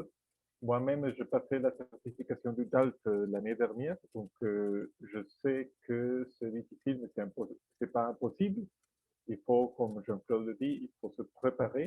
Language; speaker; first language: French; non-native, fluent; Spanish